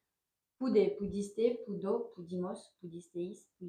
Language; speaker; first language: Spanish; non-native, learner; French